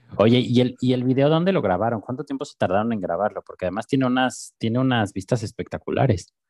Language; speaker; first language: Spanish; native; Spanish